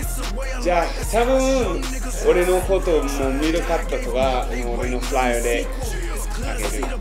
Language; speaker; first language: Japanese; non-native, learner; English